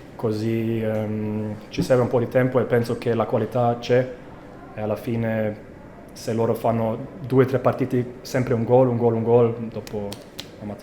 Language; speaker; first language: Italian; non-native, fluent; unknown